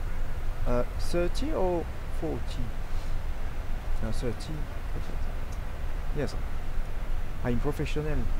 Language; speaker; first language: English; non-native, learner; French